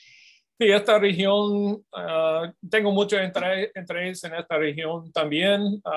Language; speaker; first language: Spanish; non-native, fluent; English